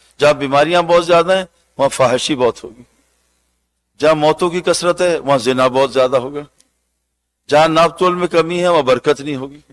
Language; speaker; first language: Urdu; native; Urdu